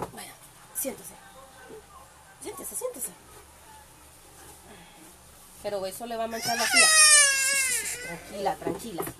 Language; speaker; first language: Spanish; native; Spanish